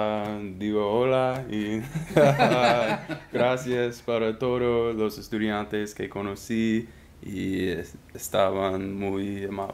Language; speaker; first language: Spanish; non-native, learner; English